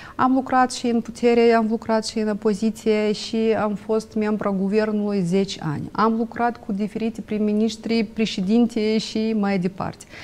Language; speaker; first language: Romanian; non-native, local second language; Russian